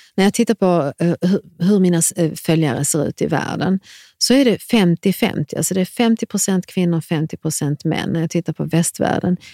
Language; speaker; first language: Swedish; early bilingual, other home language; Serbian